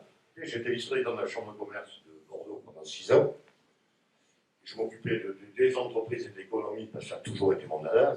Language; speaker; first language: French; native; French